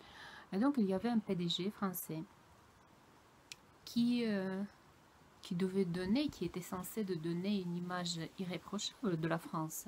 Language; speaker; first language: French; non-native, fluent; Russian